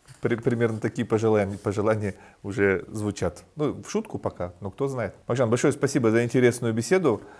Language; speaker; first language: Russian; native; Russian